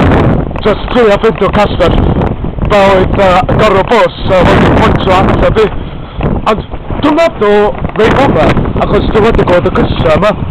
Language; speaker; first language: Welsh; non-native, learner; English